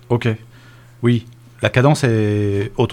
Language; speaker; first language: French; native; French